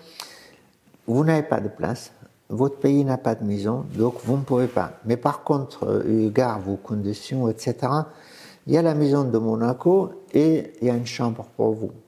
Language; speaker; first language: French; non-native, fluent; Arabic